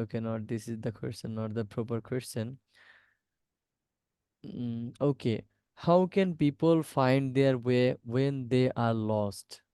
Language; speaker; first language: English; non-native, local second language; Bangla